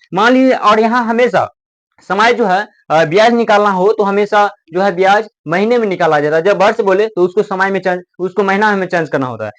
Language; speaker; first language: Hindi; native; Hindi